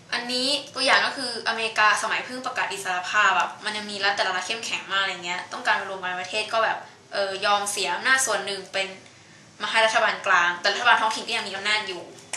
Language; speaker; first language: Thai; native; Thai